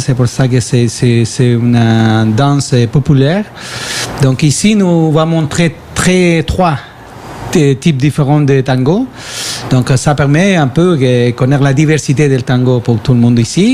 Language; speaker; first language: French; non-native, fluent; Spanish